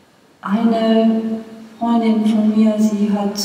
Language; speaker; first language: German; non-native, fluent; Bosnian